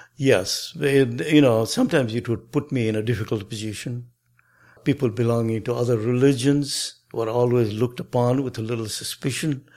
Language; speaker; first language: English; non-native, local second language; Nepali